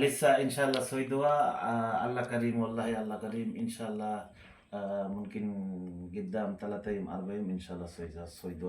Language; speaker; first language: Arabic; non-native, learner; Bangla